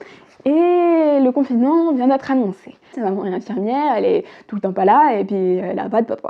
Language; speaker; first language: French; native; French